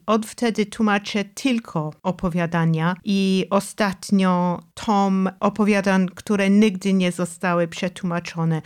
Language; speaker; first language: Polish; non-native, fluent; English